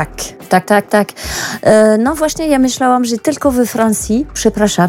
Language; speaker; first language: Polish; non-native, learner; French